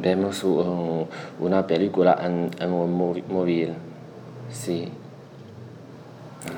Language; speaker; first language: Spanish; non-native, learner; Chinese